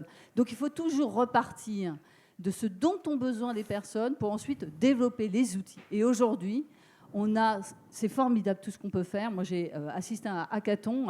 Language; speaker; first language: French; native; French